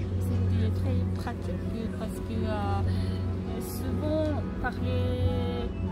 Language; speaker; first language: French; non-native, learner; Japanese